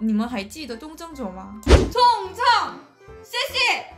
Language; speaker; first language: Chinese; non-native, fluent; Korean